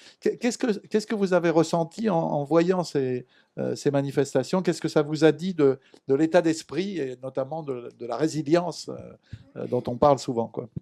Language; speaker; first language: French; native; French